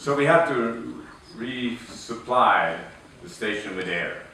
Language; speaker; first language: English; non-native, fluent; Swedish